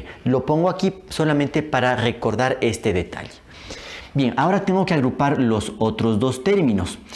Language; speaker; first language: Spanish; native; Spanish